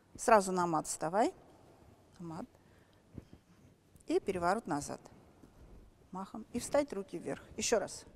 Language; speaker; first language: Russian; native; Russian